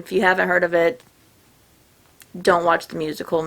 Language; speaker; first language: English; native; English